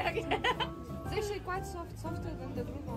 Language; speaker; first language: English; non-native, fluent; Portuguese